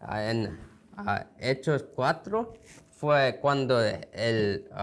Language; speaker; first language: Spanish; non-native, fluent; Korean